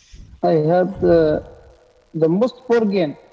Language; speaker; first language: English; non-native, learner; Arabic